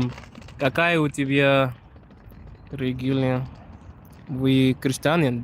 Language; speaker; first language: Russian; non-native, learner; Shona